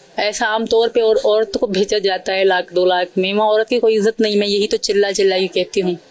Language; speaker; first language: Urdu; non-native, local second language; Sindhi